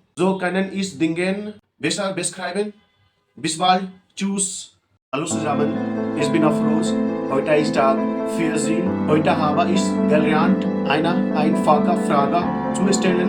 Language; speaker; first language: German; non-native, learner; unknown